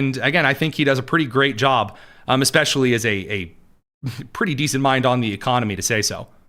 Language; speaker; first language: English; native; English